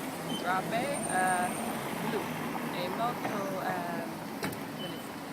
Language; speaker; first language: Italian; non-native, learner; English